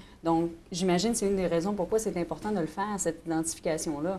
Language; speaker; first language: French; native; French